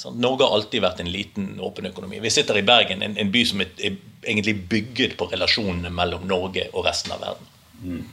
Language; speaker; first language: Norwegian; native; Norwegian